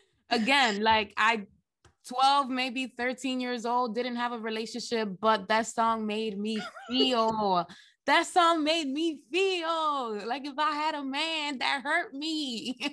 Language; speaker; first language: English; early bilingual, other home language; Spanish